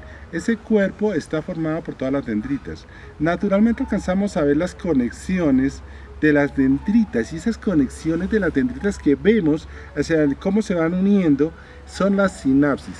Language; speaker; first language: Spanish; native; Spanish